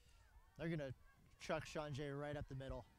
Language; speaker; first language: English; native; English